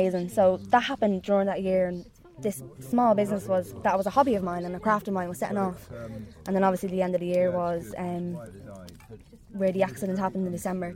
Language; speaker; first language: English; native; English